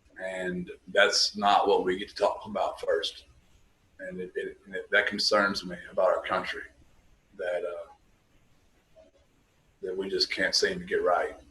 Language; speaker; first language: English; native; English